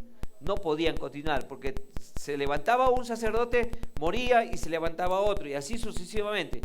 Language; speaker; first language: Spanish; native; Spanish